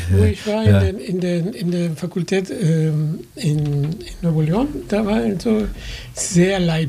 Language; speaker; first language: German; non-native, fluent; Spanish